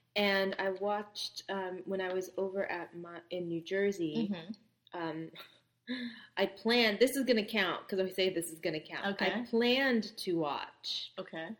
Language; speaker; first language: English; native; English